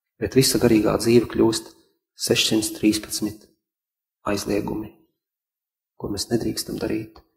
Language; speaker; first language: Latvian; native; Latvian